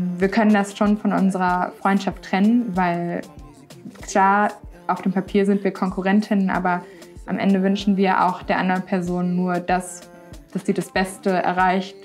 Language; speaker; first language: German; native; German